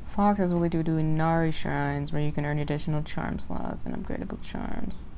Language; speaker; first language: English; native; English